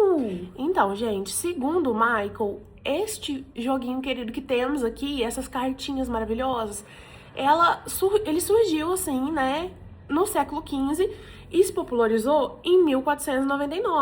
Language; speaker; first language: Portuguese; native; Portuguese